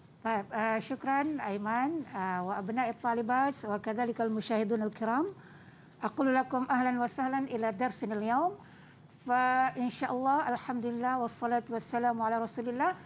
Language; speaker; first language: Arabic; non-native, fluent; Malay